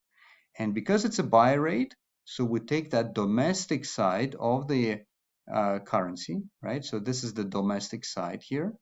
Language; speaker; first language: English; non-native, fluent; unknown